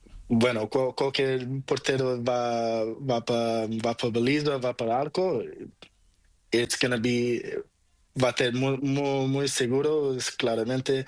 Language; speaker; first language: Spanish; non-native, learner; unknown